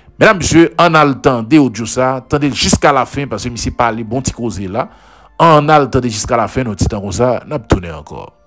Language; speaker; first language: French; non-native, local second language; Haitian Creole